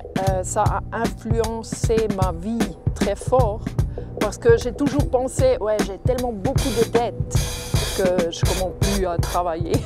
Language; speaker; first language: French; non-native, local second language; German